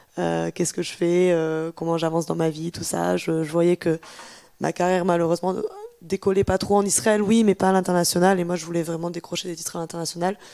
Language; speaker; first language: French; native; French